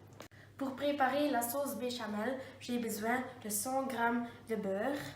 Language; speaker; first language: French; non-native, learner; Dutch